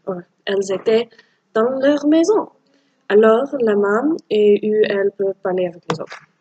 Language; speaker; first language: French; non-native, learner; English